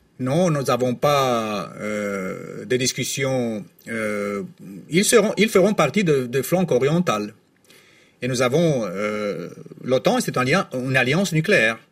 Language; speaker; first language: French; non-native, fluent; Romanian